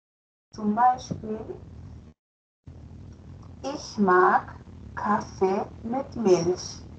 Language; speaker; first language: German; non-native, fluent; Spanish